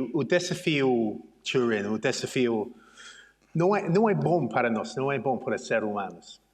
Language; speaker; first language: Portuguese; non-native, learner; English